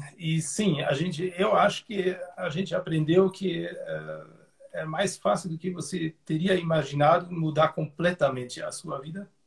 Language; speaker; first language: Portuguese; non-native, fluent; German